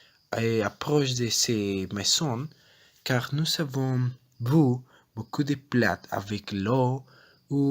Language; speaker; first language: French; non-native, learner; Spanish